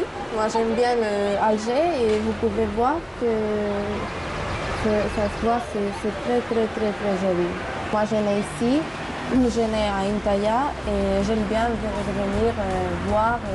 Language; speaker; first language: French; non-native, learner; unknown